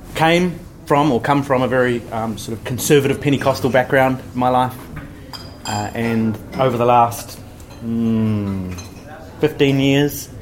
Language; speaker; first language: English; native; English